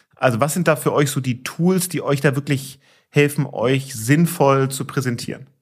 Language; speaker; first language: German; native; German